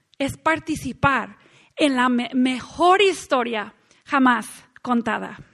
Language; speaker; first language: Spanish; non-native, fluent; English